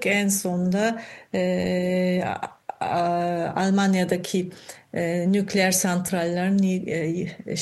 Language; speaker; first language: Turkish; non-native, fluent; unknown